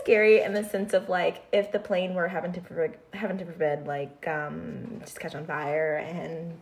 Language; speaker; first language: English; native; English